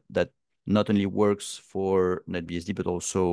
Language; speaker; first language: English; non-native, fluent; French